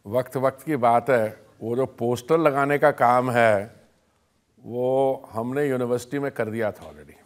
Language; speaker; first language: Hindi; native; Hindi